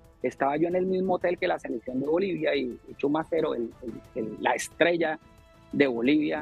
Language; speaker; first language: Spanish; native; Spanish